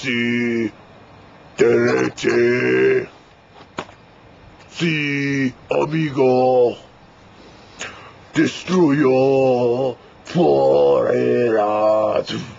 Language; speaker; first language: Spanish; non-native, learner; English